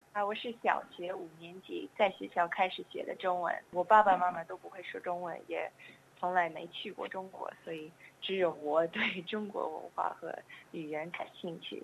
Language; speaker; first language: Chinese; non-native, fluent; English